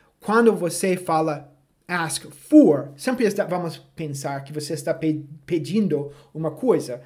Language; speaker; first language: Portuguese; non-native, fluent; English